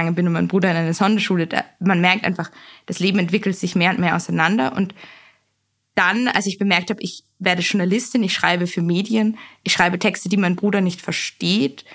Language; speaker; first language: German; native; German